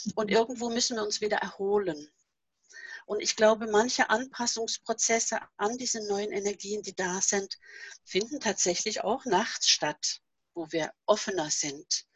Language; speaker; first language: German; non-native, fluent; Norwegian